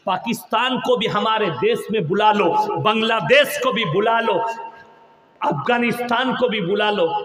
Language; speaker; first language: Hindi; non-native, local second language; Bangla